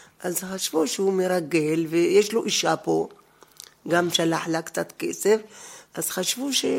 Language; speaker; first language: Hebrew; non-native, fluent; Arabic